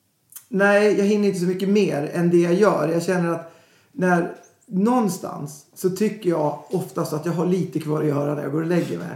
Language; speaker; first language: Swedish; native; Swedish